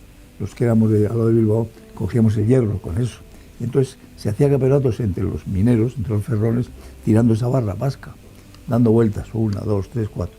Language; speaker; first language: Spanish; native; Spanish